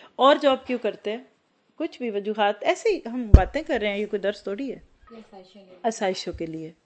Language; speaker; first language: Urdu; native; Urdu